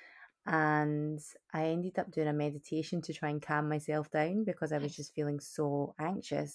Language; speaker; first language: English; native; English